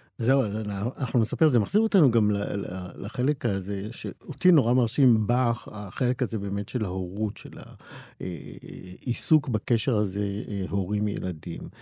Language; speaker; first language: Hebrew; native; Hebrew